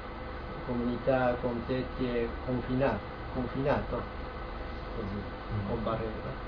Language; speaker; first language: Italian; non-native, learner; Japanese